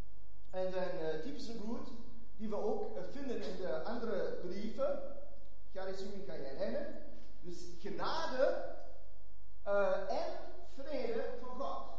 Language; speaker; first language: Dutch; non-native, fluent; German